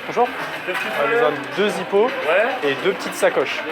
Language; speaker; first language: French; native; French